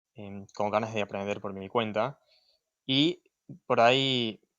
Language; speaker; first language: Spanish; non-native, fluent; English